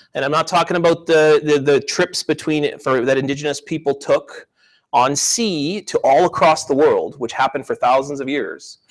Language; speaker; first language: English; native; English